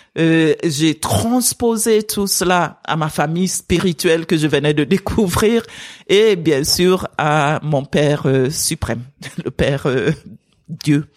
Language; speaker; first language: French; non-native, fluent; English